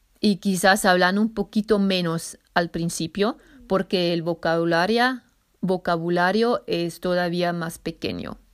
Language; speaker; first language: Spanish; non-native, fluent; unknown